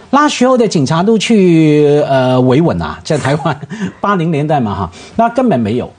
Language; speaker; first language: Chinese; non-native, local second language; Cantonese